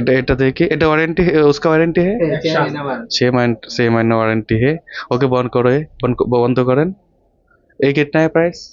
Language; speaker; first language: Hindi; non-native, learner; Bangla